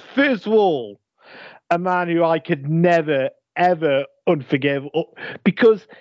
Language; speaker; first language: English; native; English